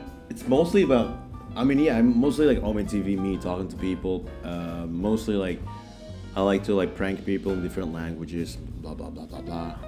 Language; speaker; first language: English; non-native, fluent; Indonesian